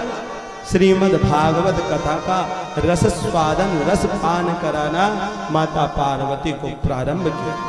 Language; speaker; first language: Hindi; native; Hindi